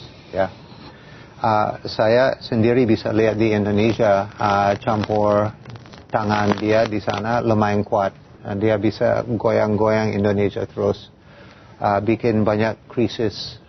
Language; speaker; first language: Indonesian; non-native, fluent; English